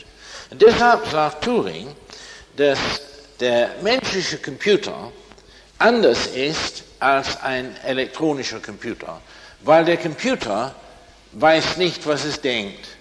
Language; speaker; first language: German; non-native, fluent; English